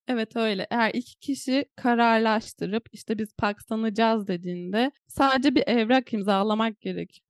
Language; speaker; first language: Turkish; native; Turkish